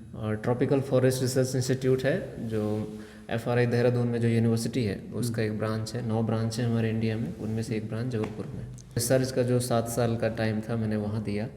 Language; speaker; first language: Hindi; native; Hindi